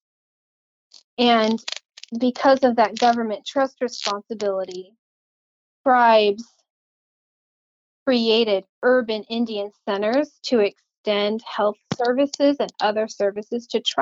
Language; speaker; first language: English; native; English